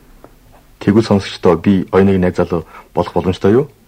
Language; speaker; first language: Mongolian; native; Mongolian